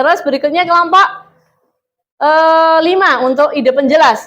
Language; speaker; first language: Indonesian; native; Indonesian